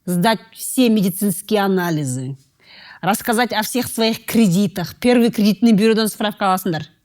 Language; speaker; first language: Russian; non-native, local second language; Kazakh